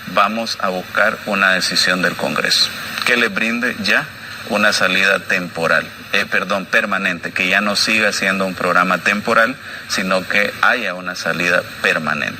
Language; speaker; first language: Spanish; native; Spanish